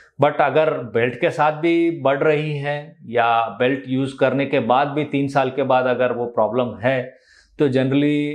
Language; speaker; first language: Hindi; non-native, local second language; Telugu